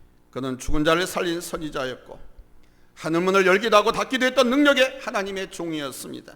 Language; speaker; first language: Korean; native; Korean